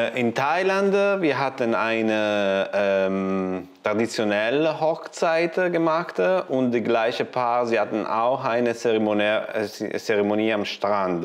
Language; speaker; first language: German; non-native, learner; Italian